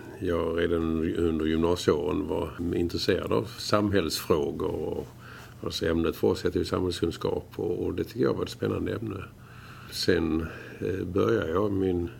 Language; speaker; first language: Swedish; native; Swedish